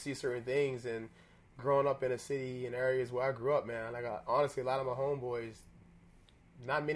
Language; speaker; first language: English; native; English